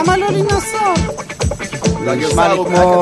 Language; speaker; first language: Hebrew; native; Hebrew